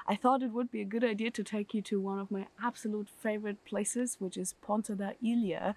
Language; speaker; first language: English; non-native, fluent; German